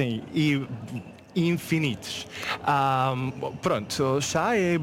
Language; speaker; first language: Portuguese; non-native, learner; Uzbek